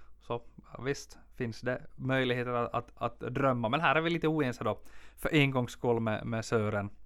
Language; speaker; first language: Swedish; native; Swedish